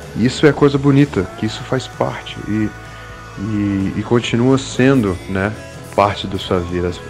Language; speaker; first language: Portuguese; early bilingual, other home language; English